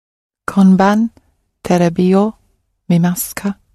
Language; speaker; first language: Japanese; non-native, learner; English